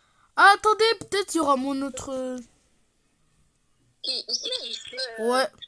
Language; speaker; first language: French; native; French